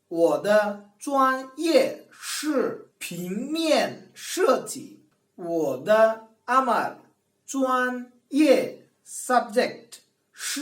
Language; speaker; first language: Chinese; non-native, learner; Bangla